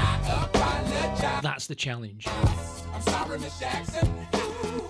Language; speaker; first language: English; native; English